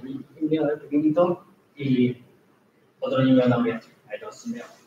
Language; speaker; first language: Spanish; non-native, learner; Chinese